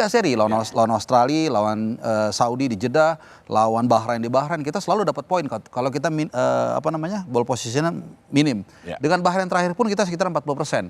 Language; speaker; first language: Indonesian; native; Indonesian